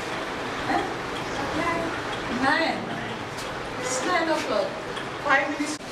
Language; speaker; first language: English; non-native, local second language; Hindi